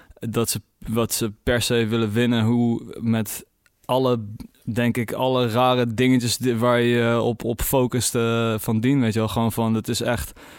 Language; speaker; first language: Dutch; native; Dutch